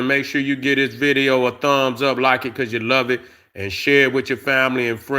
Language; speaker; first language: English; native; English